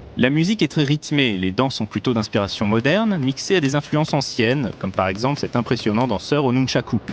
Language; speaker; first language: French; native; French